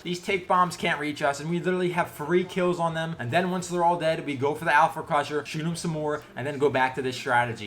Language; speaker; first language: English; native; English